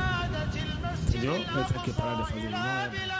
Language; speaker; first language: Portuguese; non-native, learner; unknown